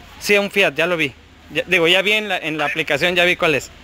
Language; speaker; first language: Spanish; native; Spanish